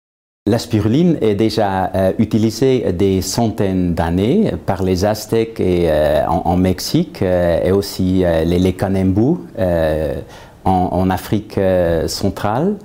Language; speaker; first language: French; non-native, fluent; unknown